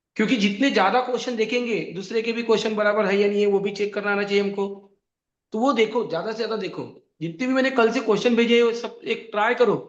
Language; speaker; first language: Hindi; non-native, local second language; Marathi